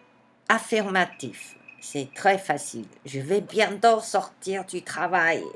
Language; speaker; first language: French; non-native, fluent; Chinese